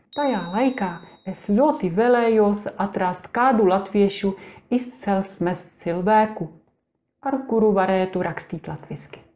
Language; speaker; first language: Latvian; non-native, learner; Czech